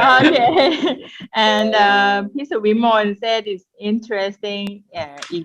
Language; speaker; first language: English; non-native, learner; Thai